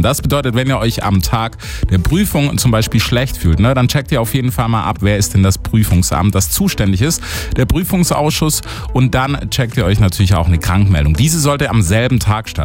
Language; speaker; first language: German; native; German